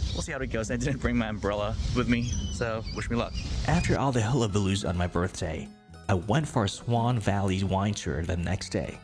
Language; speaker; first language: English; non-native, local second language; Cebuano